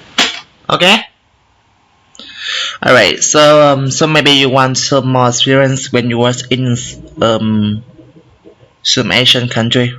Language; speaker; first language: English; non-native, learner; Vietnamese